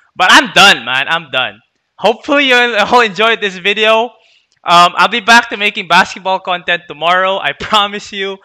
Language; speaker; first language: English; non-native, local second language; Filipino